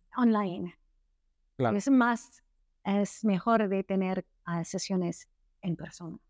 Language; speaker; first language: Spanish; non-native, learner; English